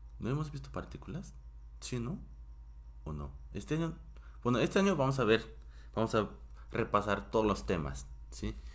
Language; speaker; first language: Spanish; non-native, fluent; Korean